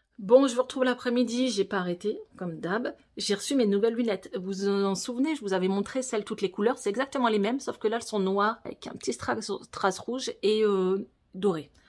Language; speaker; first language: French; native; French